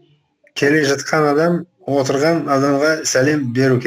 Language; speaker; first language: Kazakh; non-native, local second language; Russian